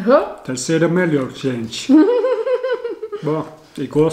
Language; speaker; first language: Portuguese; non-native, learner; Turkish